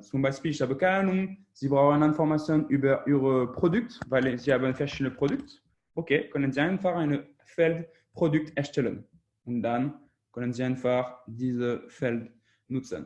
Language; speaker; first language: German; non-native, learner; French